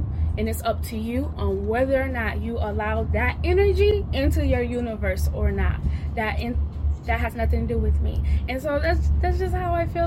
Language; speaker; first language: English; native; English